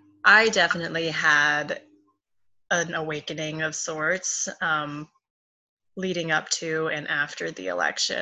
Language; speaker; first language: English; native; English